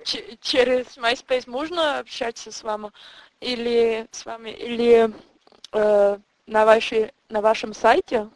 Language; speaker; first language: Russian; non-native, fluent; German